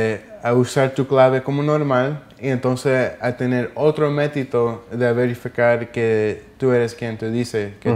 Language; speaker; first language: Spanish; early bilingual, heritage; English